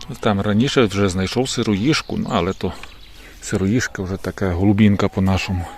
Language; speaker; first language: Ukrainian; native; Ukrainian